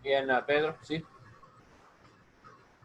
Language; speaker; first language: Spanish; non-native, learner; English